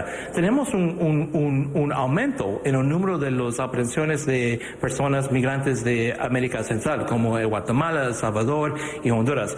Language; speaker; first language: Spanish; early bilingual, other home language; English